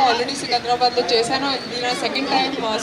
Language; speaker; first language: Telugu; non-native, fluent; Hindi